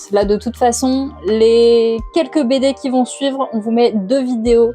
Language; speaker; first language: French; native; French